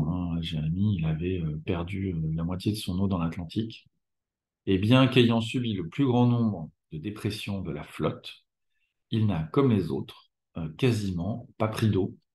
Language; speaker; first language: French; native; French